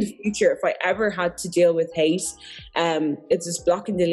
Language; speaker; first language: English; native; English